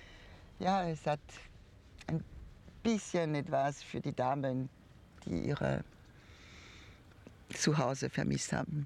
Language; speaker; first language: German; non-native, fluent; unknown